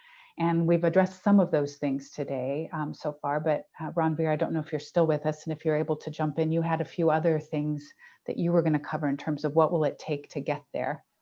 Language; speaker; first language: English; native; English